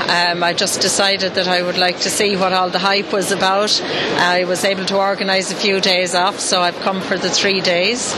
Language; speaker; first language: English; native; English